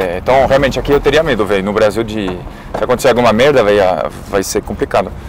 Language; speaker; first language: Portuguese; non-native, fluent; French